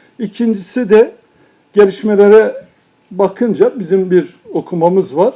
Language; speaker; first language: Turkish; non-native, local second language; Kurdish